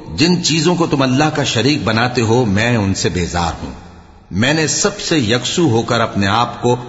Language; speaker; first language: Urdu; native; Urdu